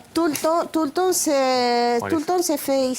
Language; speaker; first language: French; non-native, learner; Spanish